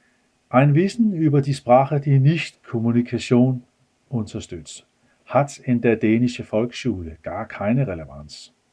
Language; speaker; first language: German; non-native, fluent; Danish